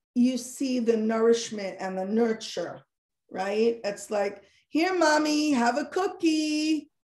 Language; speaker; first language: English; native; English